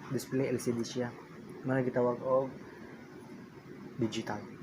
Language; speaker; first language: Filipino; non-native, local second language; Cebuano